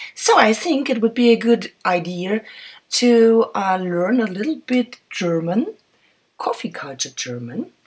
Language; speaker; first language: English; non-native, fluent; German